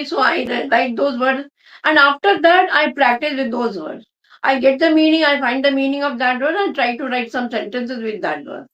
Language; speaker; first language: English; non-native, local second language; Hindi